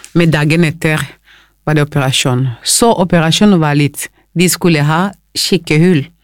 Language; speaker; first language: Norwegian; non-native, fluent; Lingala